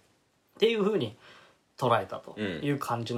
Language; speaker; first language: Japanese; native; Japanese